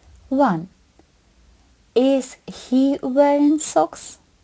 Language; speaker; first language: English; non-native, fluent; Ukrainian